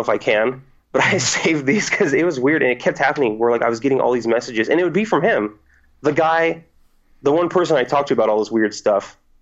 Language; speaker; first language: English; native; English